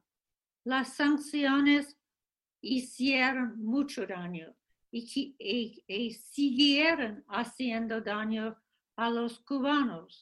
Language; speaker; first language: Spanish; non-native, fluent; English